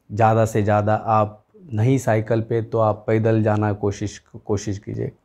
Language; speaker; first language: Hindi; non-native, local second language; Marathi